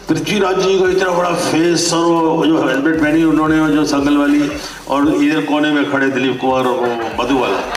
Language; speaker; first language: Hindi; native; Hindi